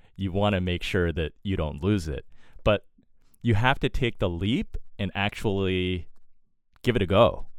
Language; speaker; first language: English; native; English